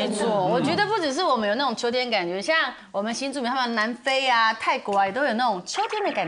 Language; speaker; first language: Chinese; native; Chinese